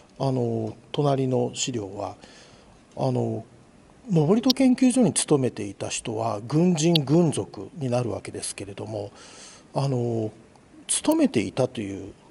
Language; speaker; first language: Japanese; native; Japanese